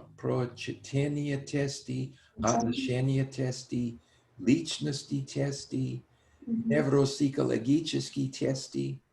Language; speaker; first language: Russian; non-native, learner; English